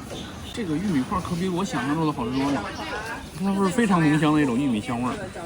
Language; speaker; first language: Chinese; native; Chinese